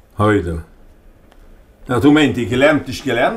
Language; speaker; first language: German; native; German